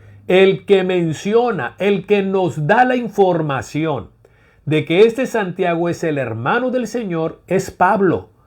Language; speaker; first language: Spanish; native; Spanish